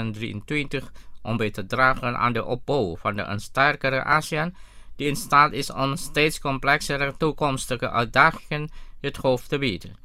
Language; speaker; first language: Dutch; non-native, fluent; Indonesian